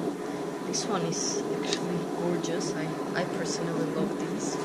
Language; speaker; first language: English; non-native, fluent; Armenian